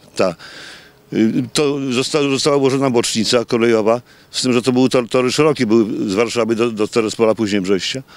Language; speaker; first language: Polish; native; Polish